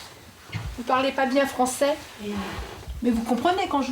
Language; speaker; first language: French; native; French